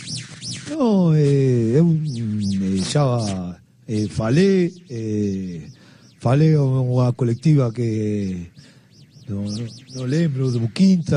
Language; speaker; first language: Portuguese; non-native, learner; Spanish